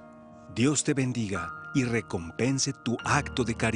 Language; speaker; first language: Spanish; native; Spanish